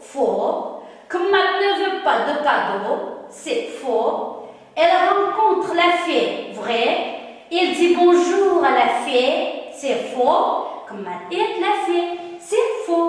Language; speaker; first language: French; non-native, learner; Uzbek